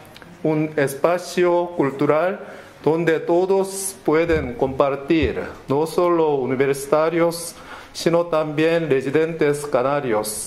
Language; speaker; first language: Spanish; non-native, learner; Korean